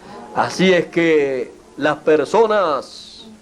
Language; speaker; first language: Spanish; native; Spanish